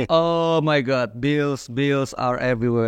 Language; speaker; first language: English; non-native, fluent; Indonesian